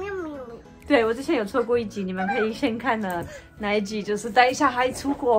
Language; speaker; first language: Chinese; non-native, fluent; French